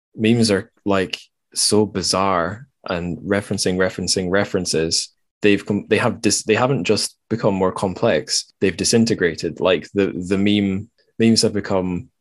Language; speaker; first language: English; native; English